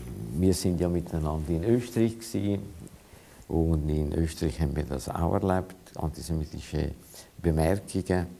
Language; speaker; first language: German; non-native, fluent; Hungarian